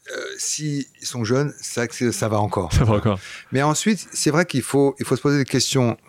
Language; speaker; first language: French; non-native, fluent; Dutch